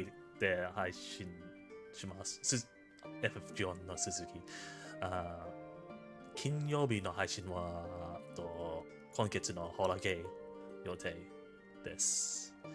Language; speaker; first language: Japanese; non-native, learner; English